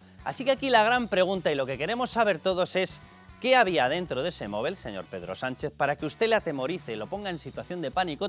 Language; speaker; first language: Spanish; native; Spanish